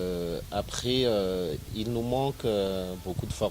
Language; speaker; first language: French; non-native, local second language; Malagasy